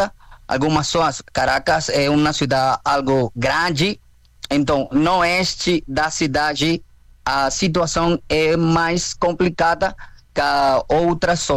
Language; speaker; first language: Portuguese; non-native, fluent; Spanish